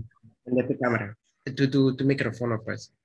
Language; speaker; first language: Spanish; non-native, fluent; Dutch